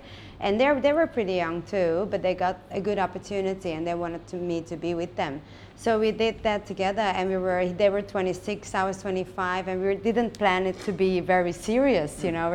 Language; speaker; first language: English; non-native, fluent; Dutch